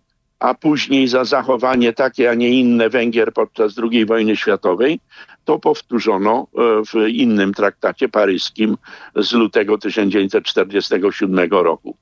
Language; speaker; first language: Polish; native; Polish